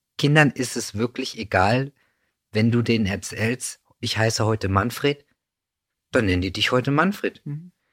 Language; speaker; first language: German; native; German